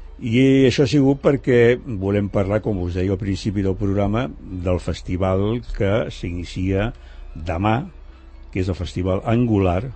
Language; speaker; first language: Catalan; native; Catalan